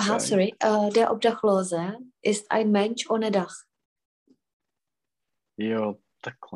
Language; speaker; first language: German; non-native, fluent; Czech